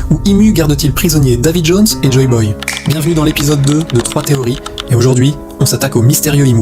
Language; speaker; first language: French; native; French